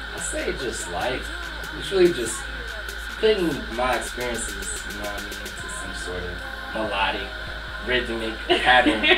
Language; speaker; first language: English; native; English